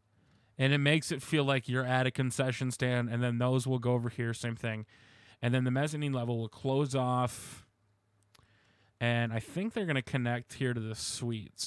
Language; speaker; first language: English; native; English